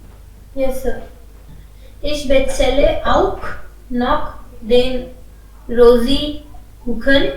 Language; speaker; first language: German; non-native, learner; Hindi